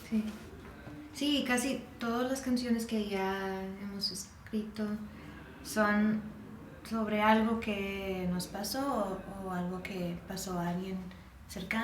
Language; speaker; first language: Spanish; non-native, fluent; English